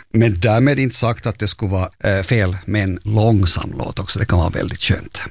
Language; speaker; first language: Swedish; native; Swedish